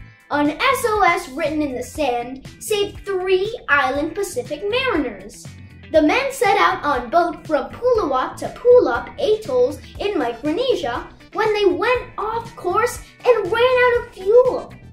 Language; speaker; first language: English; native; English